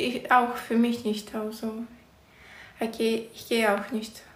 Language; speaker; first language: German; non-native, learner; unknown